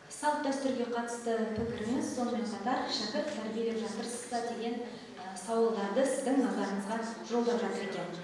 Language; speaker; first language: Kazakh; native; Kazakh